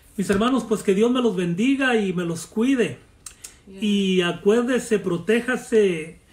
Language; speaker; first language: Spanish; native; Spanish